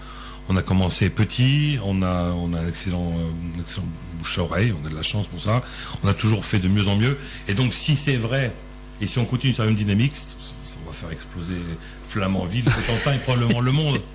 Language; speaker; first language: French; native; French